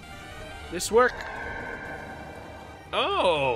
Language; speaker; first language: English; native; English